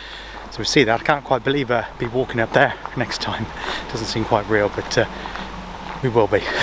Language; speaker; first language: English; native; English